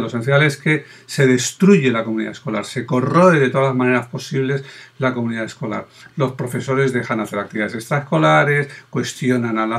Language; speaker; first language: Spanish; native; Spanish